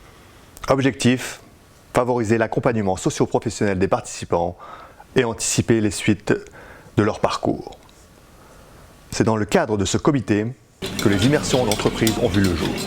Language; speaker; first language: French; native; French